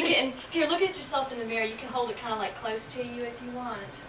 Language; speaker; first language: English; native; English